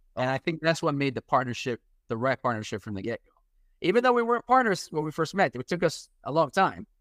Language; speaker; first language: English; non-native, fluent; Arabic